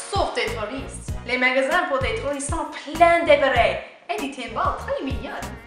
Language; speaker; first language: French; non-native, learner; English